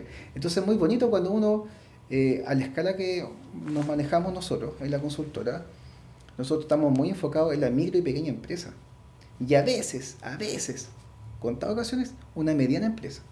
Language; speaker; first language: Spanish; native; Spanish